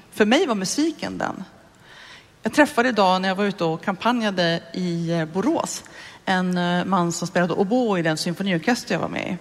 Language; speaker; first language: Swedish; native; Swedish